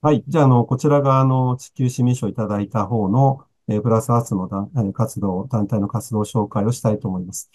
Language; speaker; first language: Japanese; native; Japanese